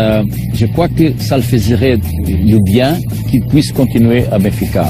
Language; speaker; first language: French; non-native, fluent; Portuguese